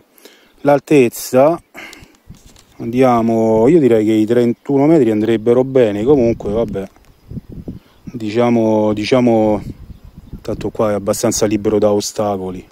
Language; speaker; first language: Italian; native; Italian